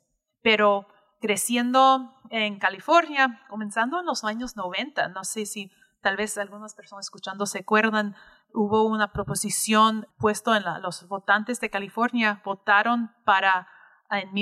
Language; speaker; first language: Spanish; early bilingual, heritage; English